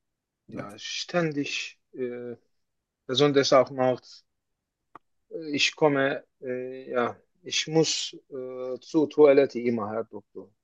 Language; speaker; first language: German; non-native, learner; Turkish